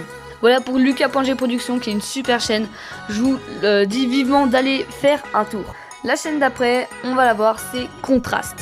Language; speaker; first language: French; native; French